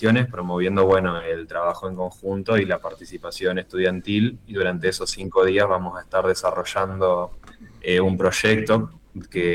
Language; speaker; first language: Spanish; native; Spanish